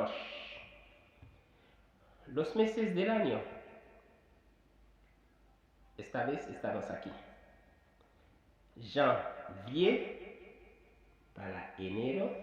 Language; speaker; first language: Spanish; non-native, fluent; Haitian Creole